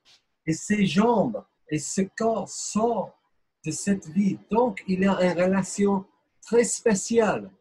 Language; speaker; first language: French; non-native, fluent; English